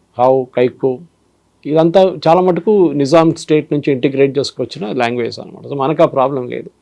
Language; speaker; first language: Telugu; non-native, fluent; Malayalam